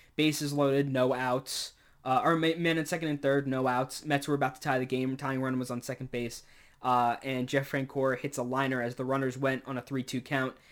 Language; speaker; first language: English; native; English